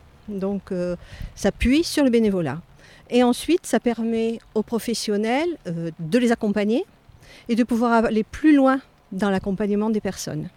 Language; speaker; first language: French; native; French